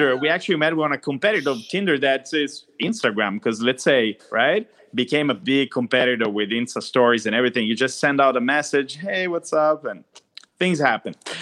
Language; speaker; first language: English; non-native, fluent; Italian